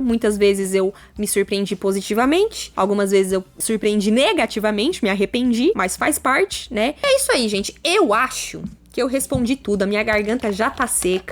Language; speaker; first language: Portuguese; native; Portuguese